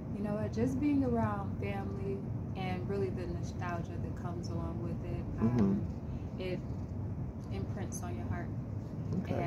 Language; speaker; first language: English; native; English